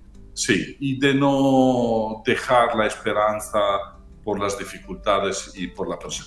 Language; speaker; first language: Spanish; non-native, fluent; Italian